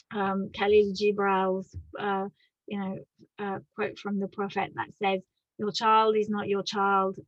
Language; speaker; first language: English; non-native, fluent; French